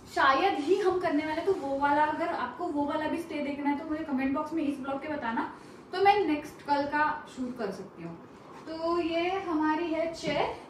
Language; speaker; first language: Hindi; non-native, local second language; Marathi